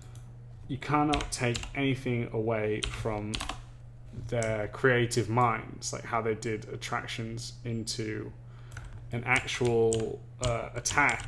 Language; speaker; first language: English; native; English